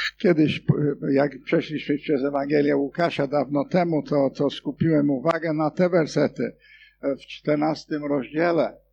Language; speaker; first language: Polish; non-native, fluent; English